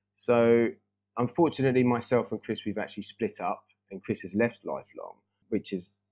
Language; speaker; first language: English; native; English